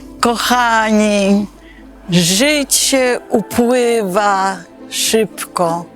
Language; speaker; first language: Polish; native; Polish